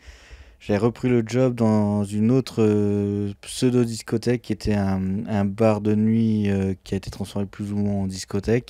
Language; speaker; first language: French; native; French